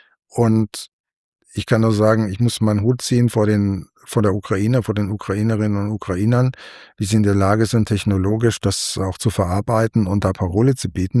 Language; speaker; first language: German; native; German